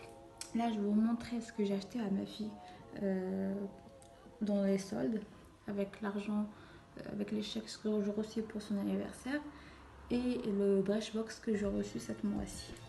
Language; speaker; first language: French; non-native, fluent; Arabic